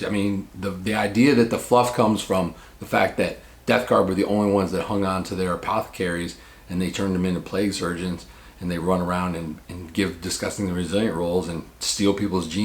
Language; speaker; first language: English; native; English